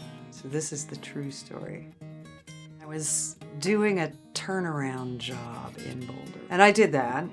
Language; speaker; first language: English; native; English